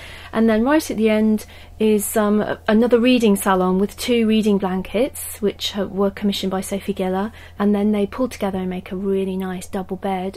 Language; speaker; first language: English; native; English